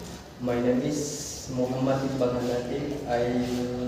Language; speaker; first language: English; non-native, learner; Indonesian